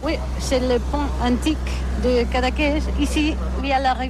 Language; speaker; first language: French; non-native, learner; Catalan